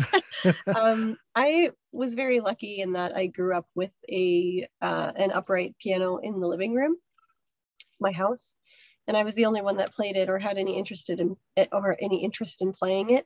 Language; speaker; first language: English; native; English